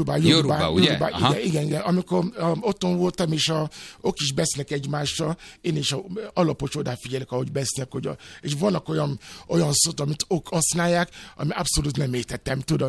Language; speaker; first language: Hungarian; non-native, fluent; Yoruba